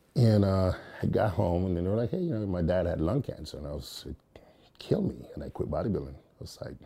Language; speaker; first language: English; early bilingual, other home language; Jamaican Creole English